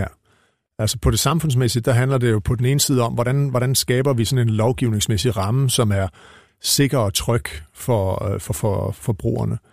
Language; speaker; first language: Danish; native; Danish